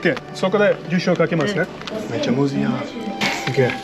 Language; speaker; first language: Japanese; non-native, learner; English